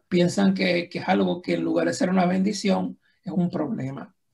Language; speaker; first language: Spanish; native; Spanish